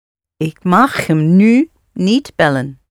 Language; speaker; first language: Dutch; non-native, learner; English